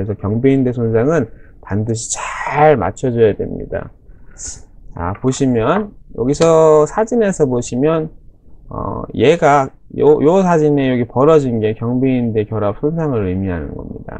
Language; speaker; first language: Korean; native; Korean